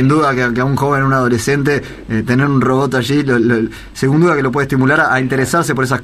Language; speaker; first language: Spanish; native; Spanish